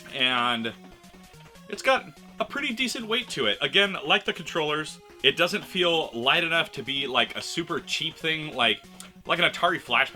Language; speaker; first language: English; native; English